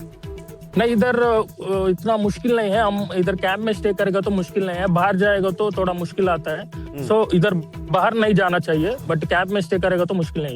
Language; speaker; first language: Hindi; non-native, local second language; Telugu